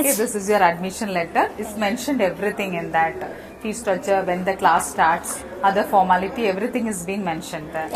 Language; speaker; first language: English; non-native, local second language; Malayalam